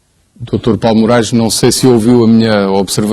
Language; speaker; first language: Portuguese; native; Portuguese